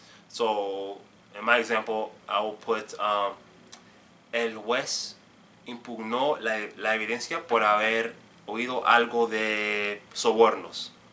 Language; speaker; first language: Spanish; non-native, fluent; English